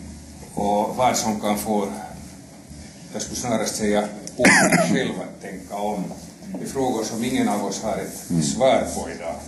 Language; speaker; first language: Swedish; native; Swedish